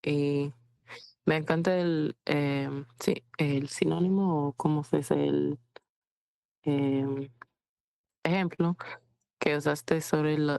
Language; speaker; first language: Spanish; non-native, fluent; English